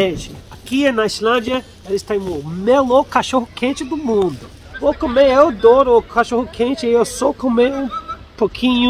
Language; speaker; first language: Portuguese; non-native, learner; English